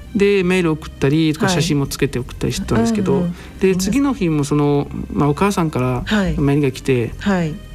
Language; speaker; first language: Japanese; non-native, fluent; French